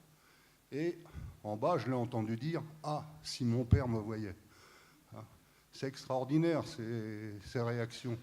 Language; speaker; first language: French; native; French